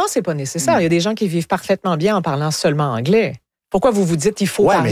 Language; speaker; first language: French; native; French